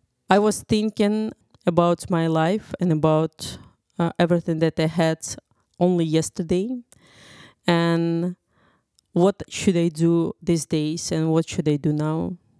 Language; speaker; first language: English; non-native, fluent; Ukrainian